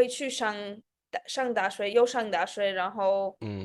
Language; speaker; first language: Chinese; non-native, fluent; Russian